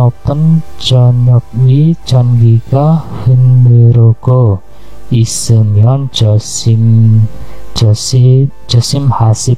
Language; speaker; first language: Korean; non-native, learner; Indonesian